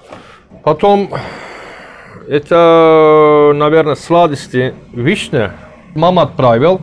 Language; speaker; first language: Russian; non-native, learner; Turkish